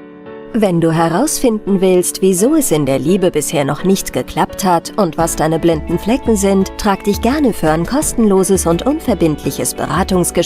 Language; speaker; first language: German; native; German